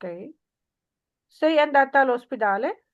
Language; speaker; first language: Italian; non-native, learner; Urdu